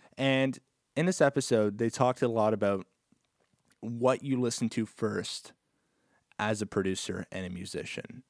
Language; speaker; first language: English; native; English